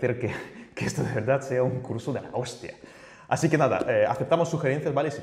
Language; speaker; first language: Spanish; native; Spanish